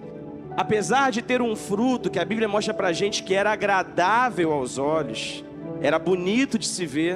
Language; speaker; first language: Portuguese; native; Portuguese